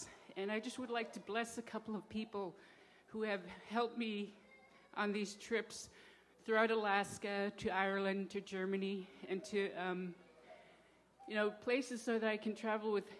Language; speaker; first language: English; non-native, fluent; Cree